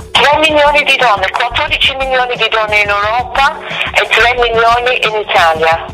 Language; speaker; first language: Italian; non-native, fluent; English